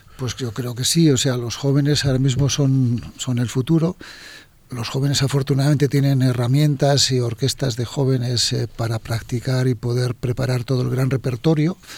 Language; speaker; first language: Spanish; native; Spanish